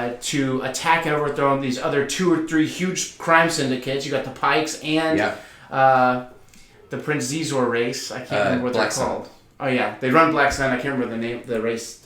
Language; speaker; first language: English; native; English